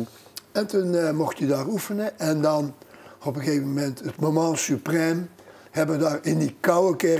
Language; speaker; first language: Dutch; native; Dutch